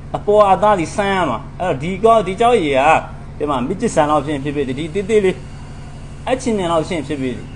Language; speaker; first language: Burmese; native; Burmese